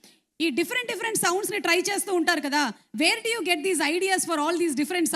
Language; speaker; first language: Telugu; native; Telugu